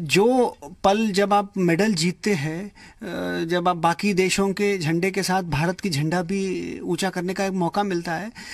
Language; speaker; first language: Hindi; non-native, local second language; Kannada